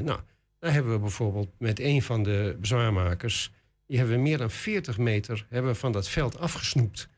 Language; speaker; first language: Dutch; native; Dutch